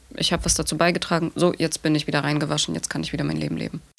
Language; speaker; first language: German; native; German